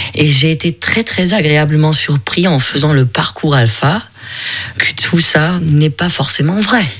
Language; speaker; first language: French; non-native, fluent; German